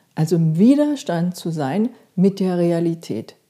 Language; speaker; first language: German; non-native, fluent; Korean